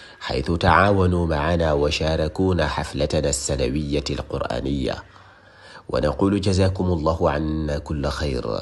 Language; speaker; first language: Arabic; non-native, fluent; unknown